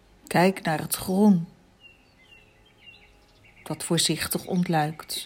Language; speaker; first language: Dutch; native; Dutch